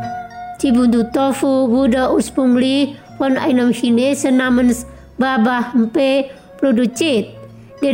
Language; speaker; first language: German; non-native, fluent; Indonesian